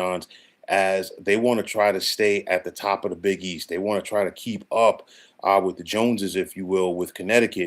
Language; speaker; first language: English; native; English